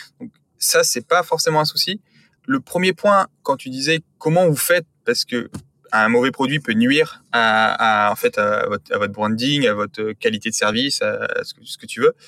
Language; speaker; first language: French; native; French